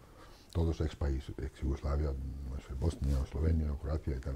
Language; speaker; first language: Spanish; non-native, fluent; Bosnian